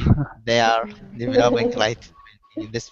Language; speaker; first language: English; non-native, learner; Arabic